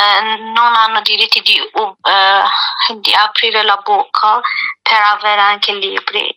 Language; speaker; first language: Italian; non-native, learner; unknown